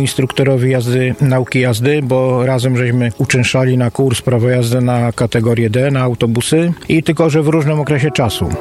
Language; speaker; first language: Polish; native; Polish